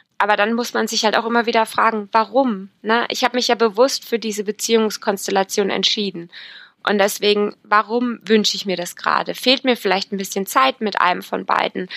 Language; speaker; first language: German; native; German